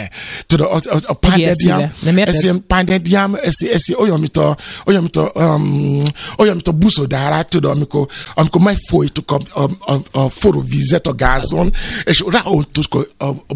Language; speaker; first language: Hungarian; non-native, learner; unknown